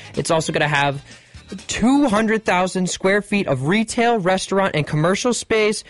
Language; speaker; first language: English; native; English